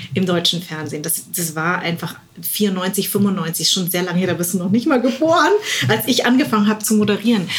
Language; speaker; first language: German; native; German